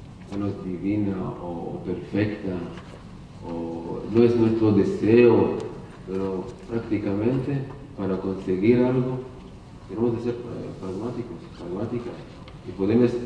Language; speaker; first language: Spanish; non-native, learner; Hebrew